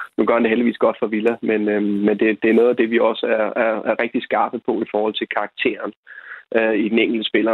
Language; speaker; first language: Danish; native; Danish